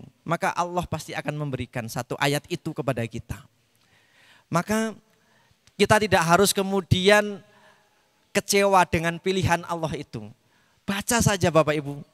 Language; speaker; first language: Indonesian; native; Indonesian